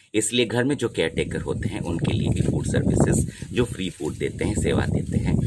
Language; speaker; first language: Hindi; non-native, local second language; Odia